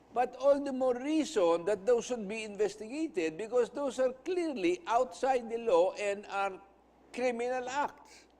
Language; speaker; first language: English; non-native, local second language; Filipino